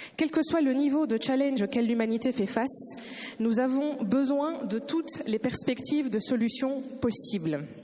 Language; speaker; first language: French; early bilingual, other home language; Lingala